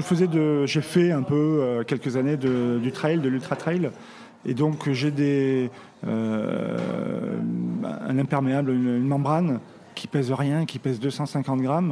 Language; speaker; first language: French; native; French